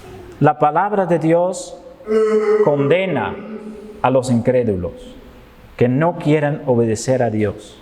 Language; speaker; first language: Spanish; non-native, fluent; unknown